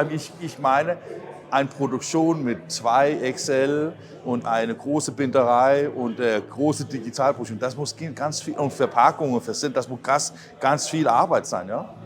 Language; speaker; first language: German; non-native, learner; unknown